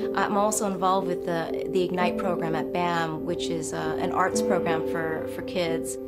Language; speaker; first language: English; early bilingual, other home language; Chinese